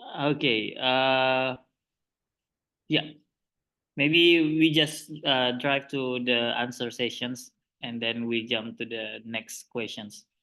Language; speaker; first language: English; non-native, learner; Indonesian